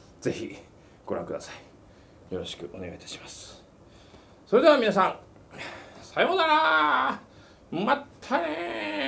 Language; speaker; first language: Japanese; native; Japanese